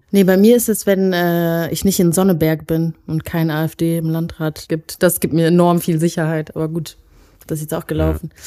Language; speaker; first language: German; early bilingual, other home language; Kinyarwanda